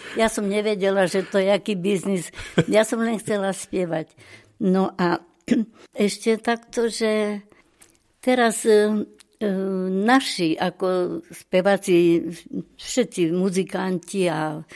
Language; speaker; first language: Slovak; non-native, local second language; Rusyn